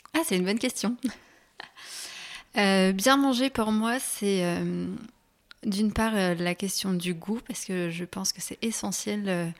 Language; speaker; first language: French; native; French